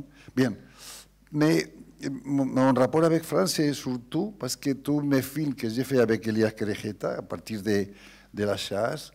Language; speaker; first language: French; non-native, learner; Spanish